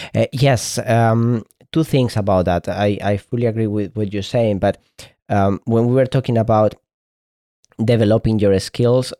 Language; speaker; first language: English; non-native, fluent; Spanish